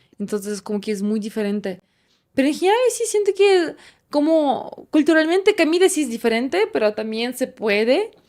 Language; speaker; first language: Spanish; non-native, fluent; Russian